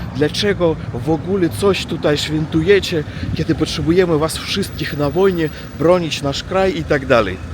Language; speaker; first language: Polish; non-native, learner; Russian